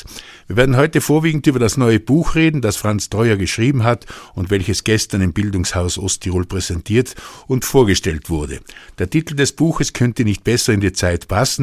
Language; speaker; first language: German; native; German